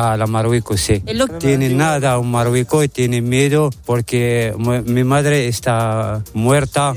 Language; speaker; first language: Spanish; non-native, learner; Arabic